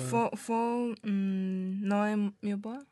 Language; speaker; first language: German; non-native, learner; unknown